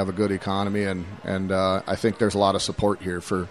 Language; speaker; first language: English; native; English